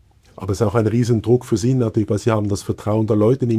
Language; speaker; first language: German; native; German